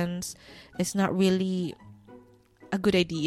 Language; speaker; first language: English; non-native, local second language; Filipino